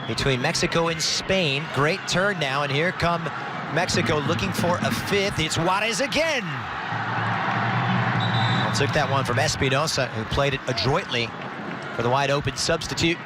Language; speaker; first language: English; native; English